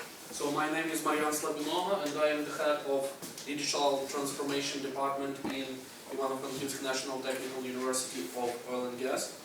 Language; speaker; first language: English; non-native, learner; Ukrainian